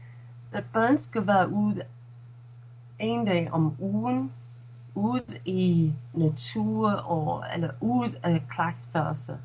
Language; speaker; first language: Danish; non-native, fluent; English